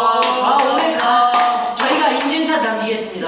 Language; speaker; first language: Korean; native; Korean